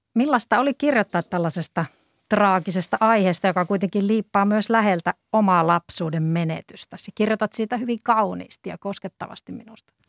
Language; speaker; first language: Finnish; native; Finnish